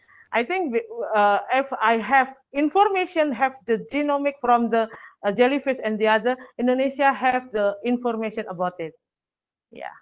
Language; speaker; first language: English; non-native, learner; Indonesian